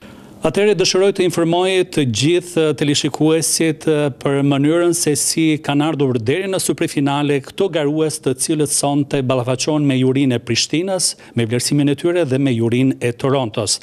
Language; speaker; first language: Albanian; native; Albanian